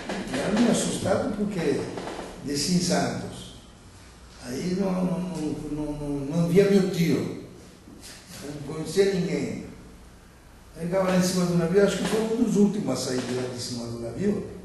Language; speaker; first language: Portuguese; non-native, fluent; Italian